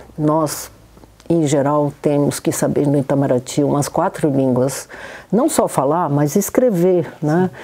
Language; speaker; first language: Portuguese; native; Portuguese